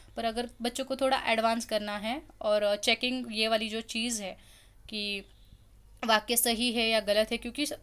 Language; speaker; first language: Hindi; non-native, local second language; Marathi